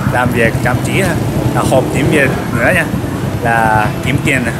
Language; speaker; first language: Vietnamese; non-native, learner; Japanese